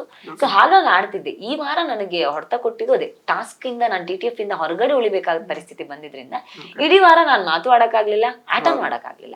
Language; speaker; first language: Kannada; native; Kannada